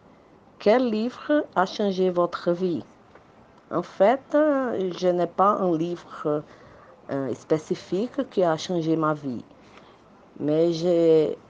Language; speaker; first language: French; non-native, learner; Portuguese